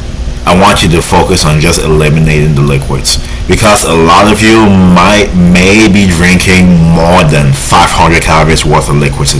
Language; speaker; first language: English; native; English